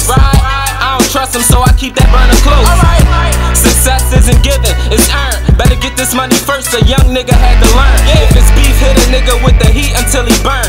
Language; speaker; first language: English; native; English